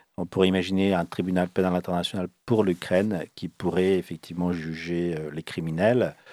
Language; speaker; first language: French; early bilingual, other home language; Bosnian